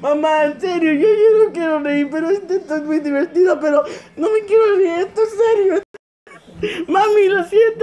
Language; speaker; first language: Spanish; early bilingual, heritage; Spanish